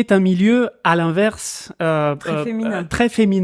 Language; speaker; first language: French; native; French